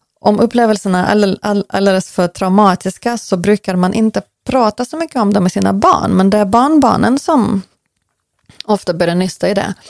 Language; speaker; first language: Swedish; non-native, fluent; Ukrainian